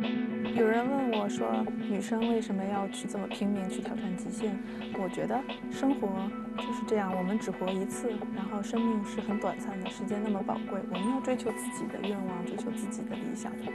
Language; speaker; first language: Chinese; native; Chinese